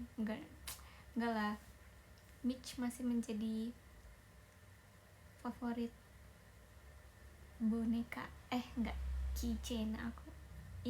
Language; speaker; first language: Indonesian; native; Indonesian